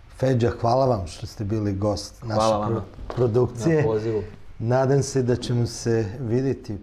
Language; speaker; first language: Serbian; native; Serbian